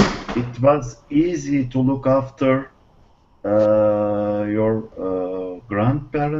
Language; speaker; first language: English; non-native, learner; Turkish